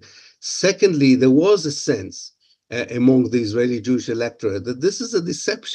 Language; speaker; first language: English; non-native, fluent; Hebrew